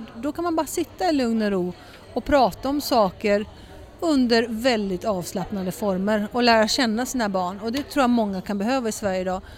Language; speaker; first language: Swedish; early bilingual, heritage; Swedish